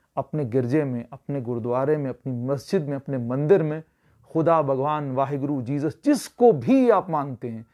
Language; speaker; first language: Hindi; native; Hindi